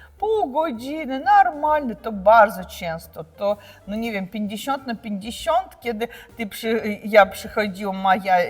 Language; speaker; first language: Polish; non-native, learner; Russian